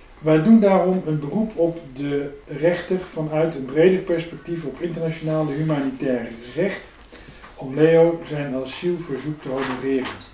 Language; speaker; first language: Dutch; native; Dutch